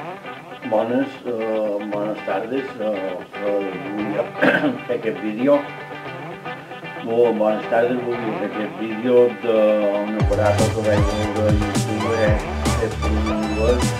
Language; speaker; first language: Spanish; non-native, local second language; Catalan